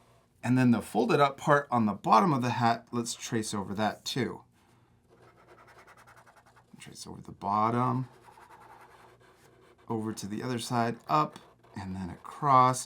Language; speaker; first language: English; native; English